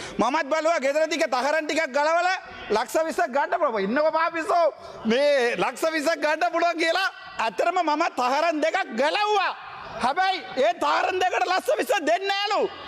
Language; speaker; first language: Sinhala; non-native, local second language; Tamil